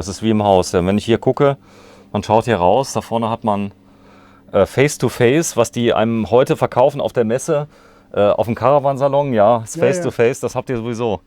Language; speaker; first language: German; native; German